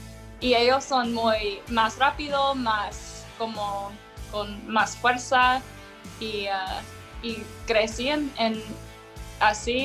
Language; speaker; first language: Spanish; non-native, learner; English